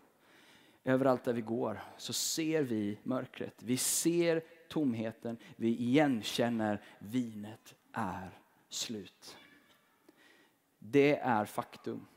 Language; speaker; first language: Swedish; native; Swedish